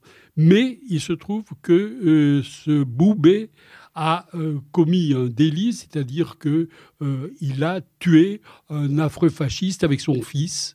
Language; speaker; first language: French; native; French